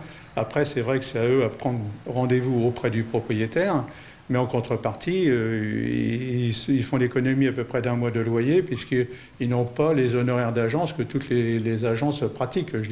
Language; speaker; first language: French; native; French